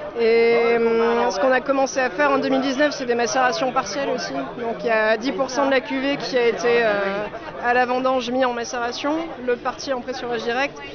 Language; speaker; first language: French; native; French